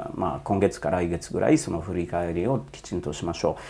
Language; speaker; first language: Japanese; non-native, fluent; Polish